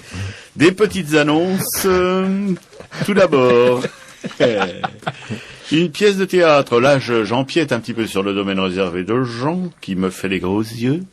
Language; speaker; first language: French; native; French